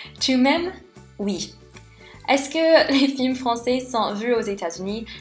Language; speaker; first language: French; non-native, fluent; English